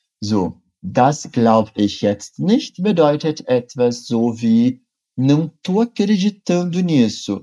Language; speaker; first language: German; non-native, fluent; Portuguese